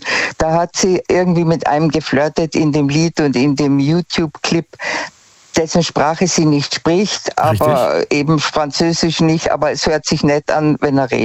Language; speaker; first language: German; native; German